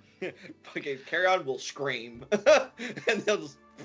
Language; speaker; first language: English; native; English